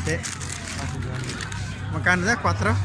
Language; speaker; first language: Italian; non-native, learner; Filipino